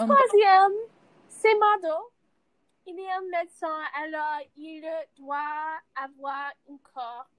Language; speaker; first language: French; non-native, learner; English